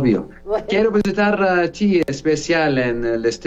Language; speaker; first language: Spanish; non-native, learner; Arabic